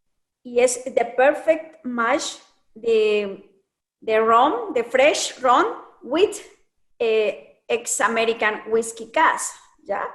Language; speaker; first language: English; non-native, learner; Spanish